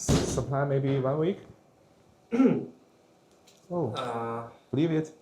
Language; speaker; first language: English; non-native, learner; Chinese